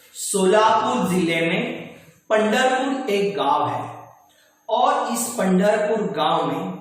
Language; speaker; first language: Hindi; non-native, local second language; Marathi